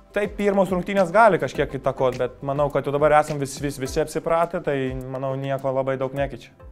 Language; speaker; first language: Lithuanian; native; Lithuanian